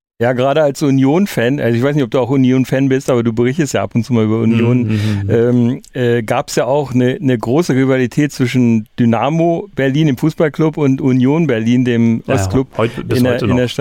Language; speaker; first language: German; native; German